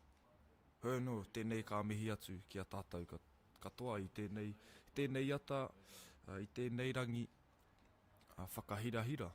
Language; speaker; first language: Māori; non-native, local second language; English